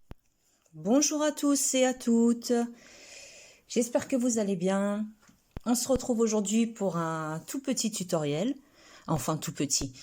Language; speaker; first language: French; native; French